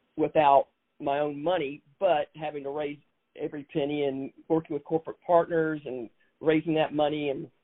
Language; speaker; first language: English; native; English